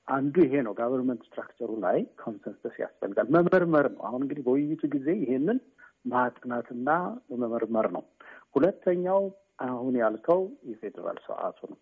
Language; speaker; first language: Amharic; native; Amharic